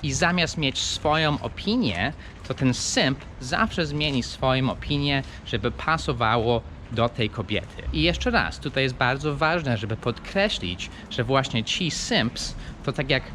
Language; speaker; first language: Polish; non-native, fluent; English